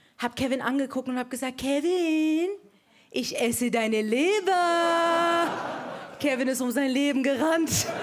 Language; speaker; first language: German; early bilingual, other home language; Persian